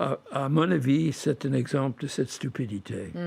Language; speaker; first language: French; non-native, fluent; English